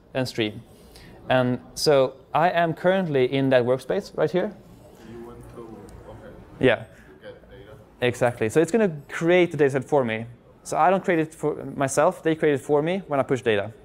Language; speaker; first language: English; non-native, fluent; Swedish